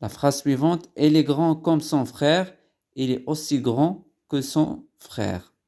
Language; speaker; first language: French; non-native, local second language; Arabic